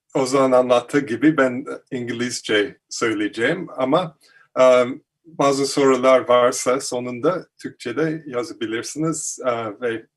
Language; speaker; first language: Turkish; non-native, learner; English